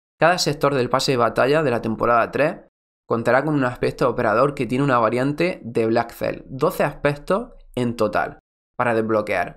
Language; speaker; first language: Spanish; native; Spanish